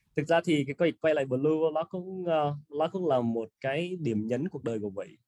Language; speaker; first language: Vietnamese; native; Vietnamese